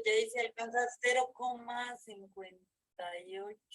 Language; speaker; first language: Spanish; native; Spanish